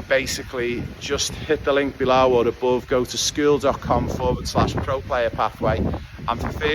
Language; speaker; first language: English; native; English